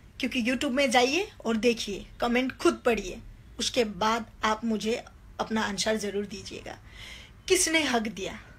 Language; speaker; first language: Hindi; non-native, local second language; Nepali